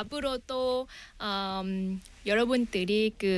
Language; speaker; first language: Korean; non-native, fluent; Vietnamese